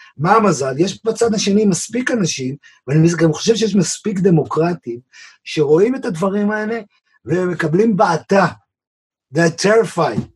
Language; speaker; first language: Hebrew; native; Hebrew